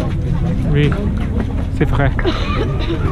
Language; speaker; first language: French; non-native, fluent; Portuguese